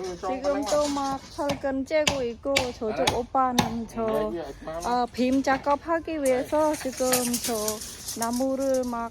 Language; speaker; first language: Korean; non-native, fluent; Khmer